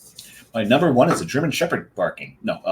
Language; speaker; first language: English; native; English